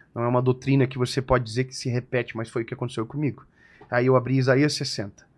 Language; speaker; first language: Portuguese; native; Portuguese